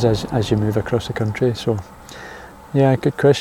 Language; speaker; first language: English; native; English